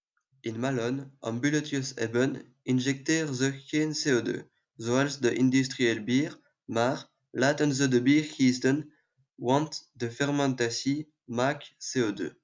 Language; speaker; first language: Dutch; non-native, learner; French